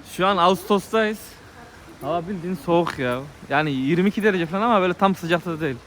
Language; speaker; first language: Turkish; early bilingual, heritage; Turkish